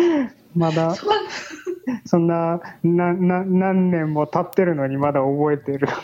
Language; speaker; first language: Japanese; native; Japanese